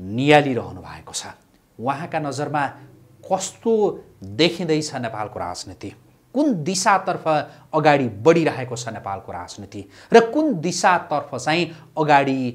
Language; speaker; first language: Nepali; native; Nepali